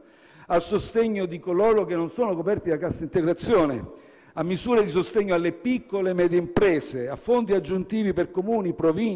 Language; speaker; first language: Italian; native; Italian